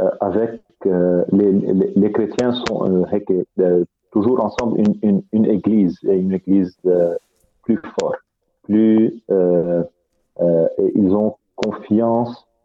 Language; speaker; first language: French; non-native, fluent; Arabic